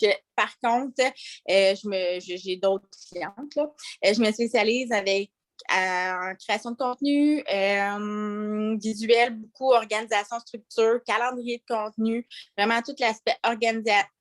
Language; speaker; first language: French; native; French